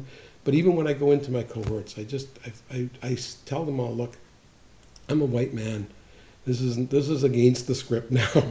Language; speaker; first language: English; native; English